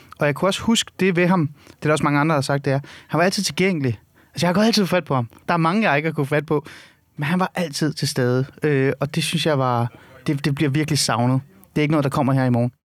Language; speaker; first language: Danish; early bilingual, other home language; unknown